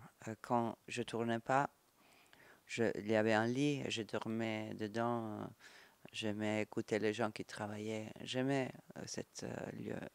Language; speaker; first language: French; non-native, fluent; Italian